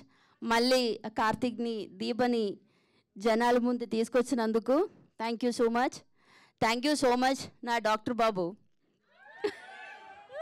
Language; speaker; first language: Telugu; non-native, learner; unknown